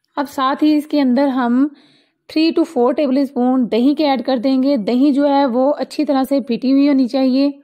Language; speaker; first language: Hindi; native; Hindi